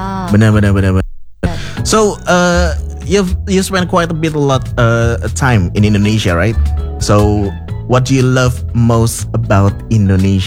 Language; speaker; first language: English; non-native, fluent; Indonesian